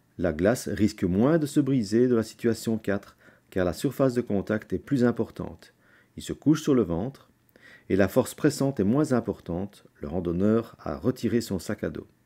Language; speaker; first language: French; native; French